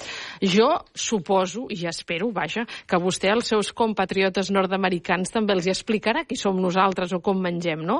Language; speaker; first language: Catalan; native; Catalan